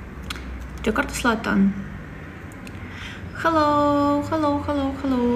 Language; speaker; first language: English; non-native, learner; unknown